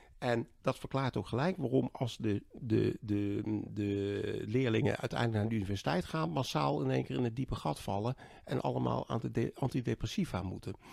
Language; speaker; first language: Dutch; native; Dutch